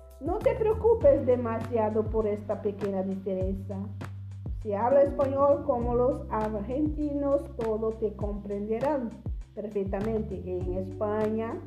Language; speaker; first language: Spanish; non-native, learner; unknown